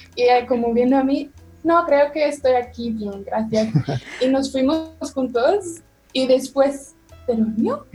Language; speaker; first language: Spanish; non-native, learner; German